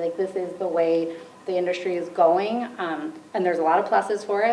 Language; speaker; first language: English; native; English